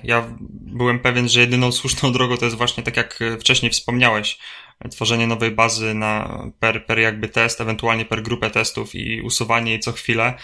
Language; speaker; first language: Polish; native; Polish